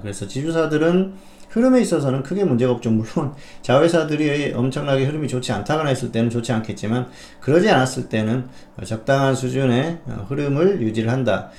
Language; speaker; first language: Korean; native; Korean